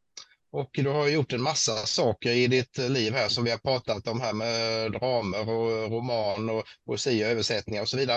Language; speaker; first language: Swedish; native; Swedish